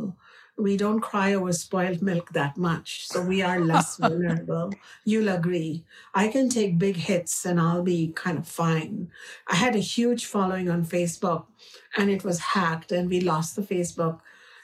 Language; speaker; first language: English; non-native, local second language; Hindi